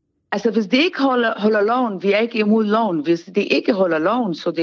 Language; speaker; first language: Danish; non-native, learner; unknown